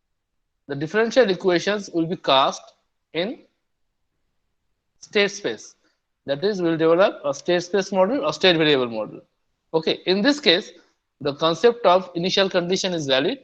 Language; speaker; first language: English; non-native, local second language; Bangla